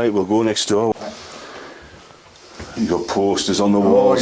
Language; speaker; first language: English; native; English